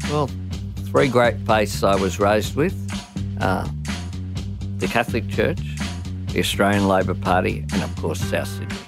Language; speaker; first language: English; early bilingual, other home language; Italian